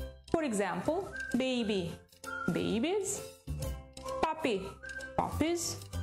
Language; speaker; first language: English; non-native, fluent; Romanian